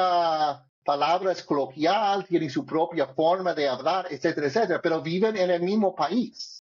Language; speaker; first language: Spanish; non-native, learner; English